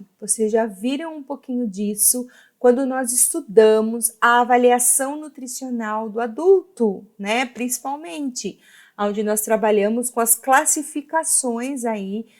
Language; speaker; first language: Portuguese; native; Portuguese